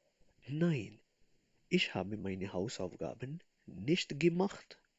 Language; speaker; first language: German; non-native, fluent; Urdu